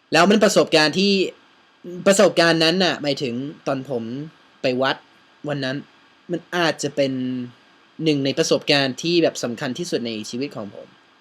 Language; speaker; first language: Thai; non-native, fluent; English